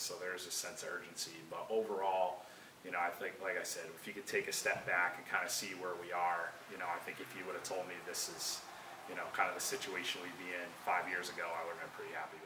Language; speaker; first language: English; native; English